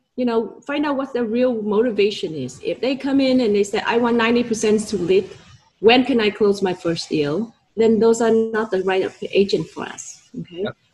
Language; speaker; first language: English; non-native, fluent; Vietnamese